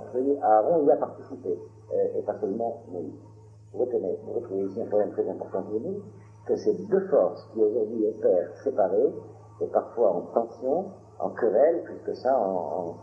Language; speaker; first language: French; native; French